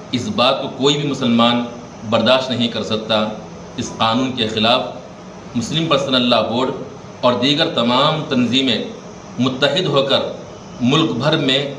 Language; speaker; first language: Urdu; native; Urdu